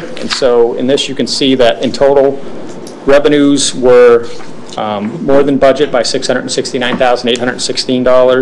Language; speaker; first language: English; native; English